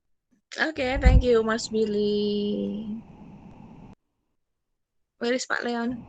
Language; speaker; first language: English; non-native, fluent; Indonesian